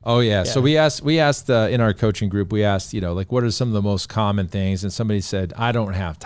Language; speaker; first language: English; native; English